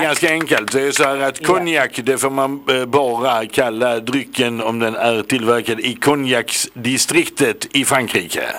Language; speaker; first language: Swedish; native; Swedish